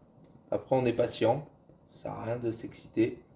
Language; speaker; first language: French; native; French